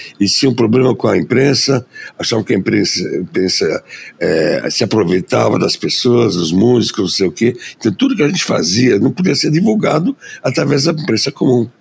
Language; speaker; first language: Portuguese; early bilingual, other home language; German